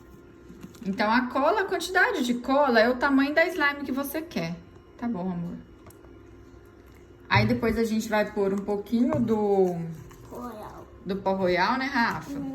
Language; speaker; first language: Portuguese; native; Portuguese